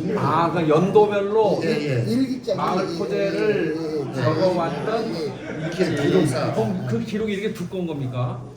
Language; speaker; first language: Korean; native; Korean